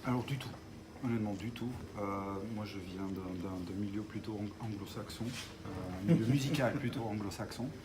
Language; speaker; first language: French; native; French